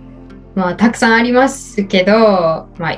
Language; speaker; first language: Japanese; non-native, learner; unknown